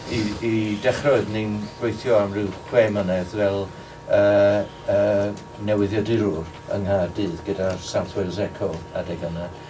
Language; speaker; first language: Welsh; non-native, local second language; English